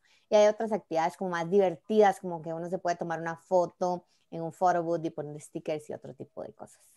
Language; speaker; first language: Spanish; native; Spanish